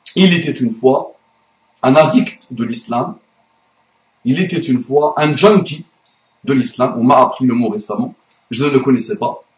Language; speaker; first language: French; non-native, fluent; Arabic